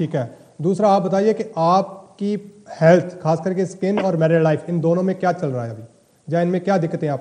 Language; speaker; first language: Hindi; native; Hindi